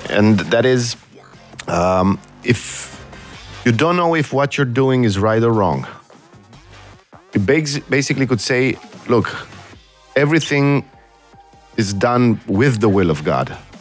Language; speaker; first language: English; non-native, fluent; Romanian